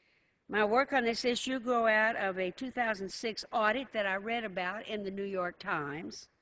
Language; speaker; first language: English; native; English